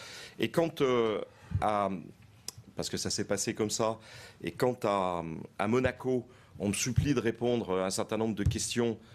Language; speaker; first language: French; native; French